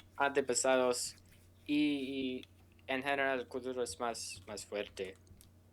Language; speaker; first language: Spanish; non-native, learner; English